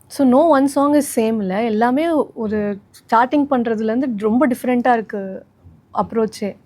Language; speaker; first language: Tamil; native; Tamil